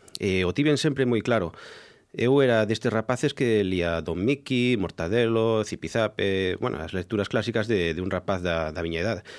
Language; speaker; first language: Galician; non-native, local second language; Spanish